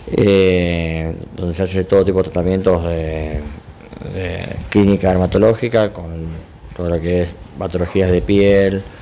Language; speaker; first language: Spanish; native; Spanish